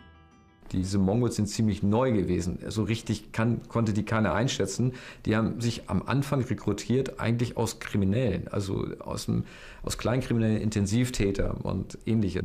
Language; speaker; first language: German; native; German